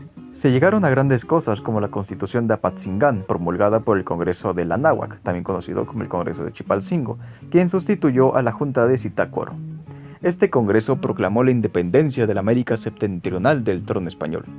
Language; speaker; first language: Spanish; native; Spanish